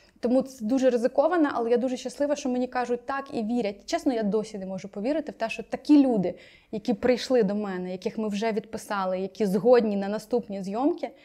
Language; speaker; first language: Ukrainian; native; Ukrainian